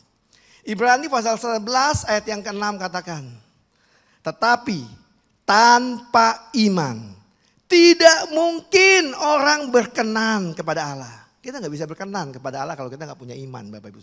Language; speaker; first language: Indonesian; native; Indonesian